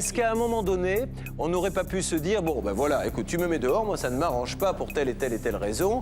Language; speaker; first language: French; native; French